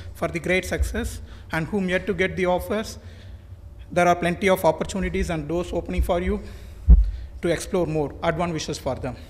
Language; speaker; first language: English; non-native, local second language; Tamil